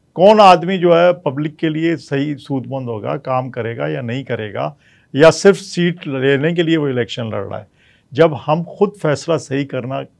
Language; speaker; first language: Urdu; native; Urdu